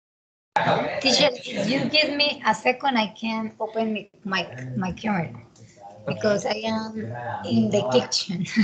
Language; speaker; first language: English; non-native, learner; Spanish